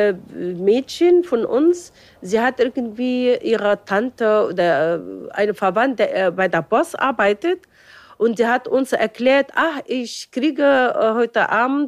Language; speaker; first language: German; non-native, fluent; Arabic